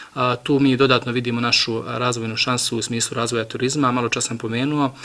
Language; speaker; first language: Bosnian; native; Bosnian